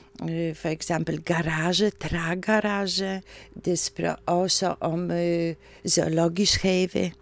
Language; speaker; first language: Danish; non-native, learner; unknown